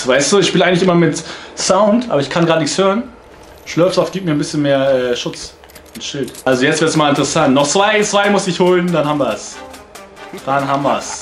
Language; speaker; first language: German; native; German